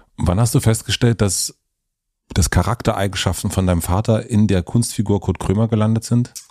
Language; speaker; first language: German; native; German